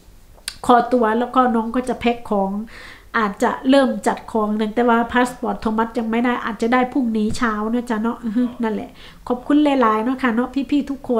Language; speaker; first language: Thai; non-native, local second language; Lao